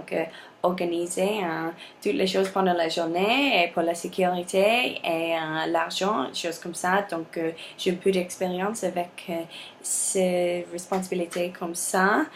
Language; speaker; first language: French; non-native, learner; English